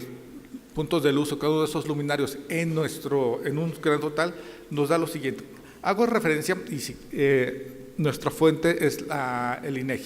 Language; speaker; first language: Spanish; native; Spanish